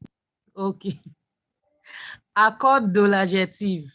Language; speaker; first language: French; non-native, fluent; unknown